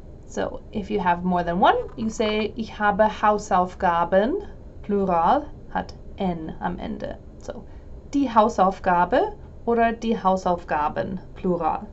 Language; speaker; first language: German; non-native, fluent; English